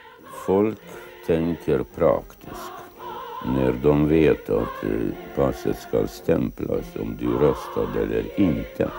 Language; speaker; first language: Swedish; non-native, fluent; Lithuanian